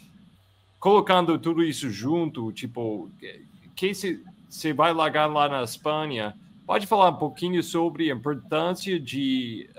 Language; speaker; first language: Portuguese; non-native, fluent; English